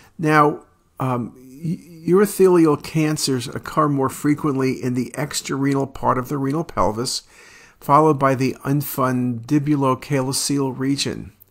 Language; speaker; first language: English; native; English